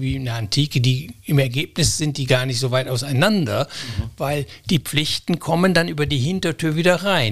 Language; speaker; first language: German; native; German